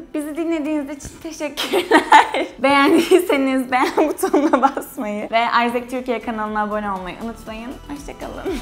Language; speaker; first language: Turkish; native; Turkish